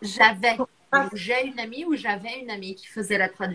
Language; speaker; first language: French; non-native, fluent; Portuguese